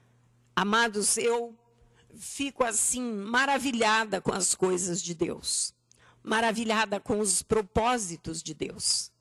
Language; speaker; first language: Portuguese; native; Portuguese